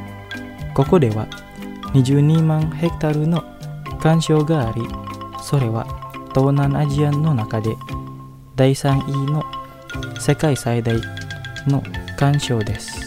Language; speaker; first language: Japanese; non-native, fluent; Indonesian